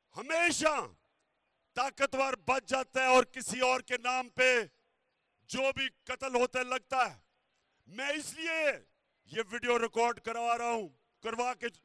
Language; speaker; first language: Urdu; native; Urdu